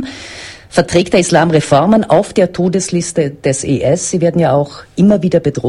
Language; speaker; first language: German; native; German